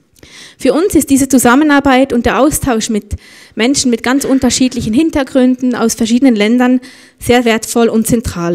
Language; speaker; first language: German; native; German